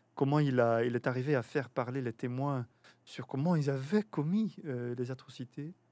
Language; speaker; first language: French; native; French